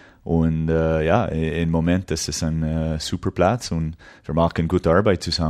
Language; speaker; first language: German; early bilingual, heritage; English